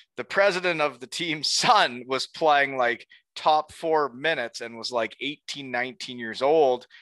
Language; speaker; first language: English; native; English